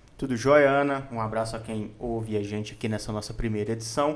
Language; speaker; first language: Portuguese; native; Portuguese